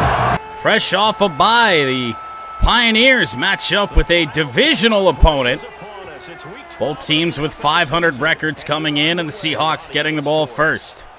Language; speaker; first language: English; native; English